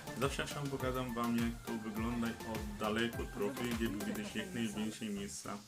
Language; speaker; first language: Polish; non-native, learner; Arabic